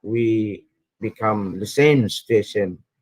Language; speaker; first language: English; non-native, fluent; Indonesian